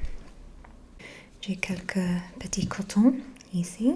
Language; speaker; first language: French; non-native, fluent; English